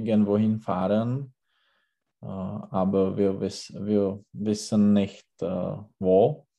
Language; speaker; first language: German; non-native, learner; Czech